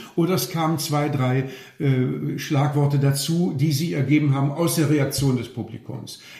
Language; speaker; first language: German; native; German